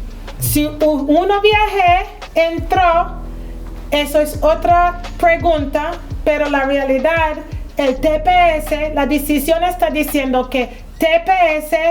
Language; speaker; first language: Spanish; non-native, fluent; English